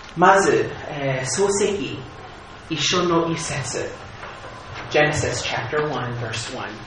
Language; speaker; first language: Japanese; non-native, fluent; English